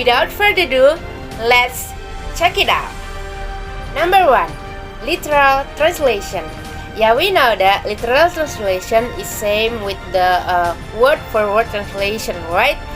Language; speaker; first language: English; non-native, learner; Indonesian